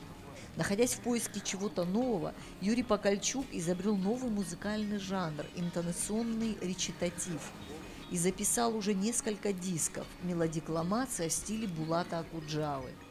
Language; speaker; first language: Russian; native; Russian